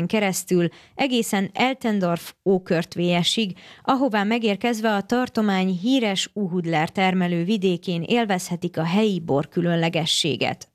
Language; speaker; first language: Hungarian; native; Hungarian